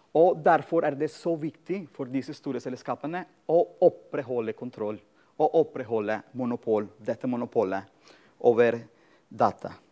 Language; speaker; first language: Norwegian; non-native, fluent; Spanish